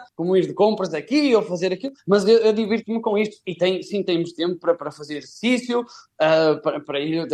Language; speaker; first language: Portuguese; native; Portuguese